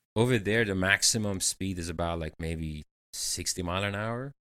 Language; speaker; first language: English; non-native, fluent; Persian